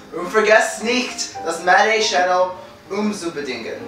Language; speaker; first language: German; non-native, learner; English